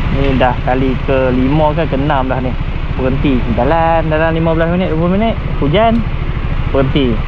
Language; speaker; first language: Malay; native; Malay